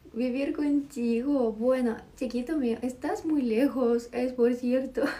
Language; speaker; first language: Spanish; non-native, fluent; Ukrainian